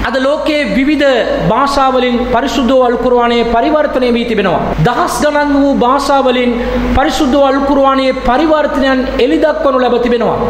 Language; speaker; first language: Sinhala; non-native, local second language; Tamil